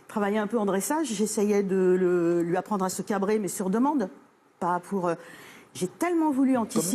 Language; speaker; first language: French; native; French